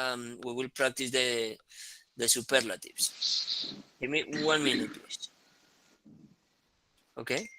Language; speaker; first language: English; non-native, fluent; Spanish